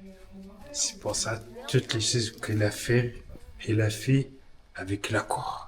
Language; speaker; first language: French; non-native, learner; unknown